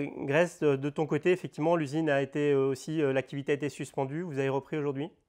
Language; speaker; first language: French; native; French